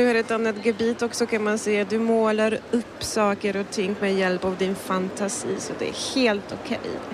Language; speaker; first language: Swedish; non-native, fluent; Polish